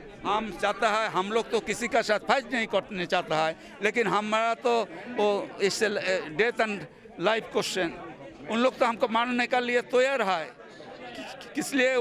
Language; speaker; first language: Hindi; non-native, learner; Bangla